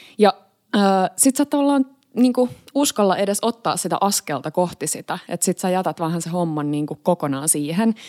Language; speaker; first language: Finnish; native; Finnish